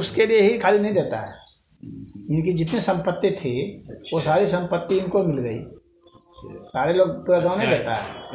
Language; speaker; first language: Hindi; native; Hindi